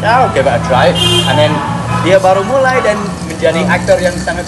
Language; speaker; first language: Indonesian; non-native, fluent; English